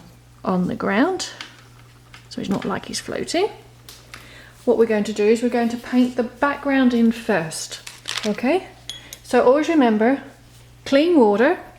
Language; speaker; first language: English; native; English